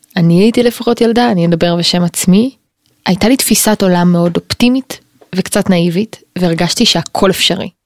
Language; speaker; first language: Hebrew; native; Hebrew